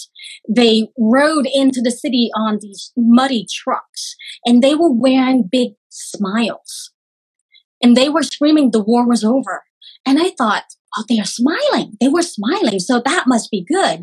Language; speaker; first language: English; early bilingual, other home language; Khmer